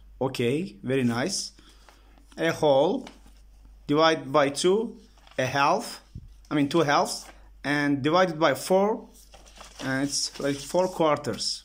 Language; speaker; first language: English; non-native, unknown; Turkish